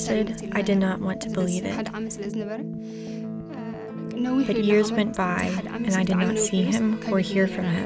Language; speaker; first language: English; non-native, fluent; Arabic